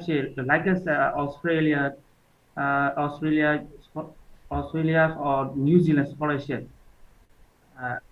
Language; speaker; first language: English; non-native, learner; Burmese